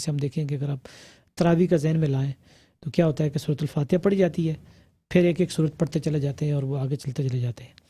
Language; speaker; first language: Urdu; native; Urdu